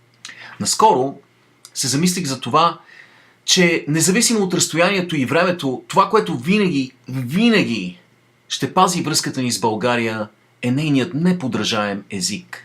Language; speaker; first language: Bulgarian; native; Bulgarian